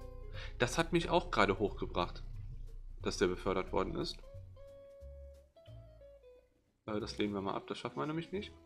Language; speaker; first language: German; native; German